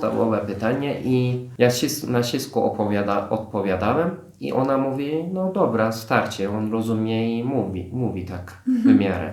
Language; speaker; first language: Polish; non-native, fluent; Turkish